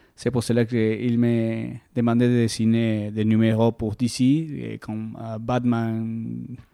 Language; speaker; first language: French; non-native, learner; Spanish